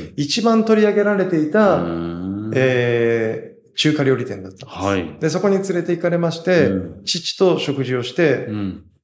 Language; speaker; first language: Japanese; native; Japanese